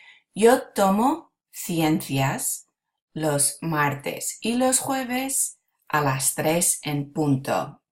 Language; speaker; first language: Spanish; non-native, fluent; English